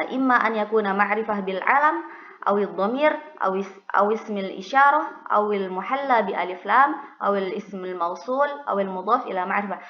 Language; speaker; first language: Arabic; non-native, fluent; Indonesian